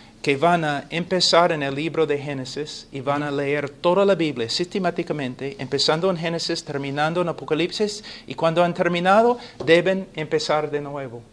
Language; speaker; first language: Spanish; non-native, fluent; English